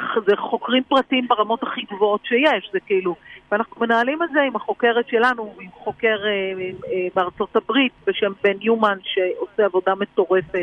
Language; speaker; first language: Hebrew; native; Hebrew